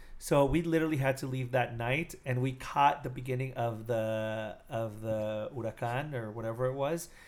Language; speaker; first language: English; early bilingual, other home language; Spanish